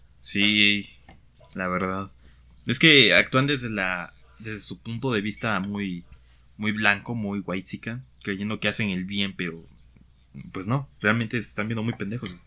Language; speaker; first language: Spanish; native; Spanish